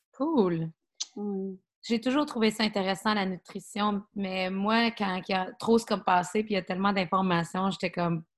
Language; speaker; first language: French; native; French